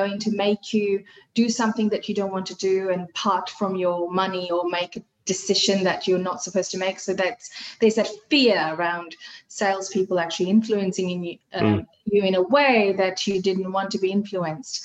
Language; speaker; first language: English; non-native, fluent; Hindi